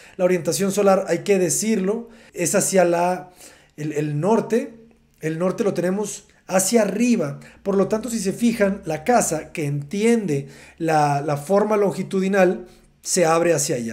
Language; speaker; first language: Spanish; native; Spanish